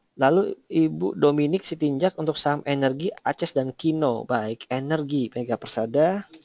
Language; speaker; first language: Indonesian; native; Indonesian